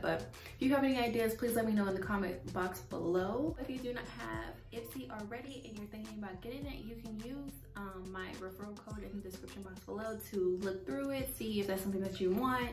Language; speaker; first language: English; native; English